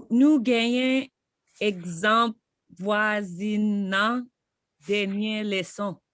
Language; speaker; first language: Haitian Creole; non-native, learner; French